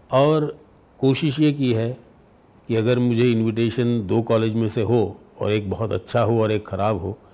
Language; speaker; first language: Hindi; native; Hindi